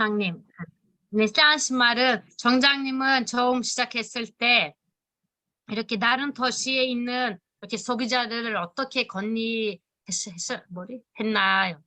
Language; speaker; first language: Korean; non-native, learner; Turkish